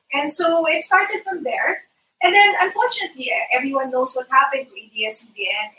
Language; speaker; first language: English; non-native, local second language; Iloko